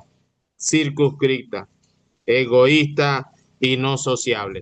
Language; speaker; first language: Spanish; native; Spanish